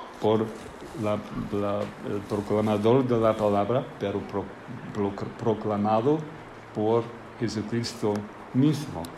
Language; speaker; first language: Spanish; non-native, fluent; English